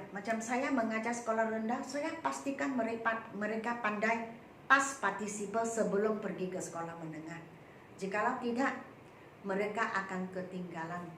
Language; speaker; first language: Malay; non-native, local second language; Chinese